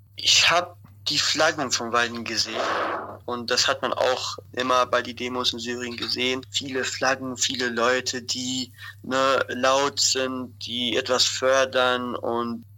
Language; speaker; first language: German; non-native, fluent; Arabic